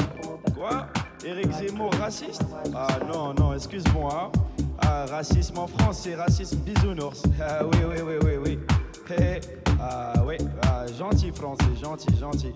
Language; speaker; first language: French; non-native, local second language; Arabic